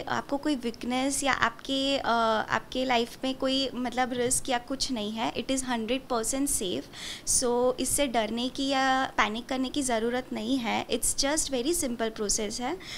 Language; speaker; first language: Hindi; non-native, local second language; Gujarati